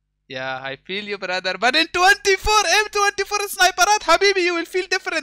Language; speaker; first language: English; non-native, learner; Persian